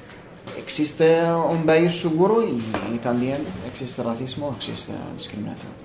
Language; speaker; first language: Spanish; non-native, fluent; Arabic